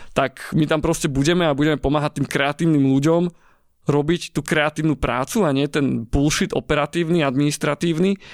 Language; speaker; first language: Slovak; native; Slovak